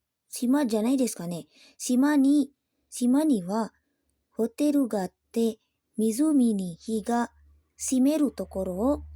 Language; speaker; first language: Japanese; non-native, learner; Indonesian